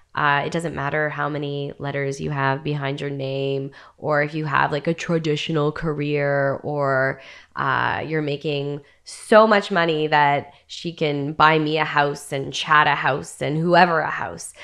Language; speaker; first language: English; native; English